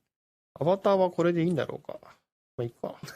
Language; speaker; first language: Japanese; native; Japanese